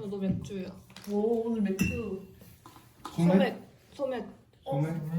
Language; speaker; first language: Korean; non-native, fluent; Japanese